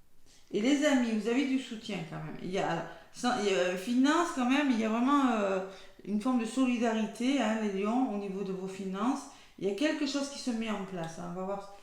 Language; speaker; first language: French; native; French